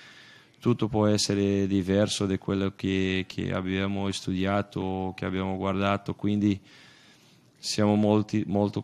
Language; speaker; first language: Italian; non-native, fluent; Portuguese